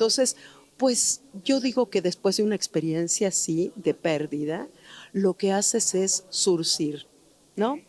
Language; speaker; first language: Spanish; native; Spanish